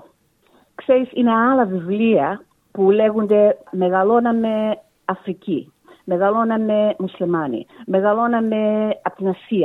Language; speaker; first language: Greek; early bilingual, heritage; Greek